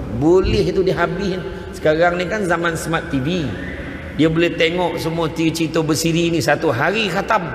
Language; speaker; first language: Malay; native; Malay